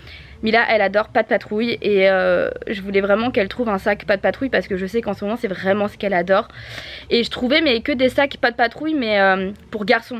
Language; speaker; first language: French; native; French